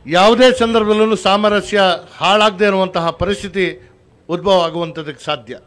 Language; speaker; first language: Kannada; non-native, local second language; Urdu